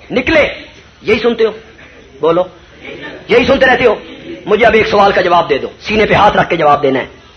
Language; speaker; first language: Urdu; non-native, local second language; Punjabi